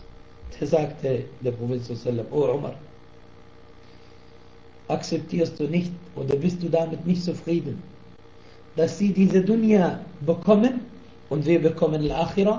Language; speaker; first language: German; non-native, fluent; Arabic